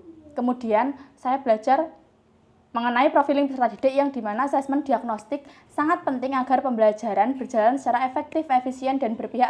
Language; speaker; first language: Indonesian; native; Indonesian